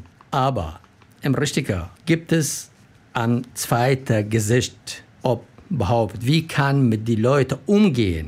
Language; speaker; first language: German; non-native, learner; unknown